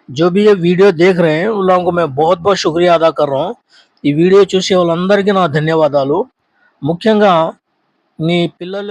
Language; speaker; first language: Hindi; non-native, local second language; Urdu